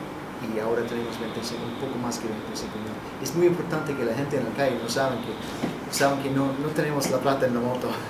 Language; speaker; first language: Spanish; non-native, learner; English